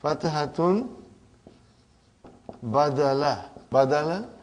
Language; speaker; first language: Arabic; non-native, fluent; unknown